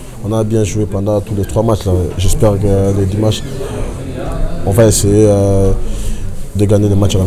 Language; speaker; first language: French; non-native, local second language; Lingala